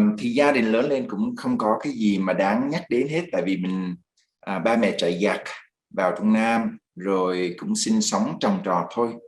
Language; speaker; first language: Vietnamese; early bilingual, other home language; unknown